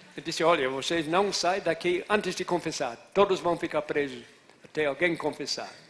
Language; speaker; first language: Portuguese; non-native, fluent; English